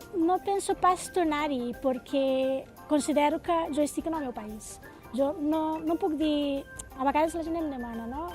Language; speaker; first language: Catalan; non-native, fluent; Portuguese